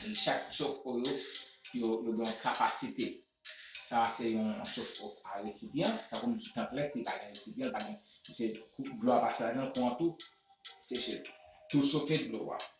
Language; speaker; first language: French; non-native, local second language; Haitian Creole